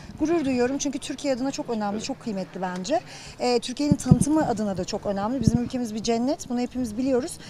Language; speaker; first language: Turkish; native; Turkish